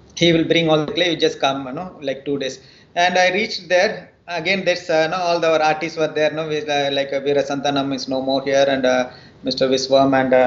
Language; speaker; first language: English; non-native, local second language; Tamil